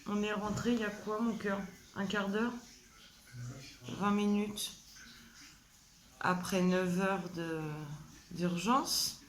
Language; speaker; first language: French; native; French